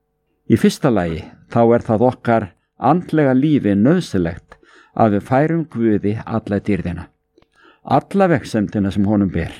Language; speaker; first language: Icelandic; native; Icelandic